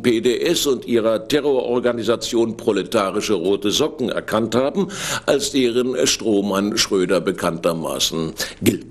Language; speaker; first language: German; native; German